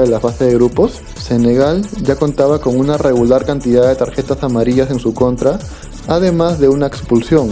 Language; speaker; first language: Spanish; native; Spanish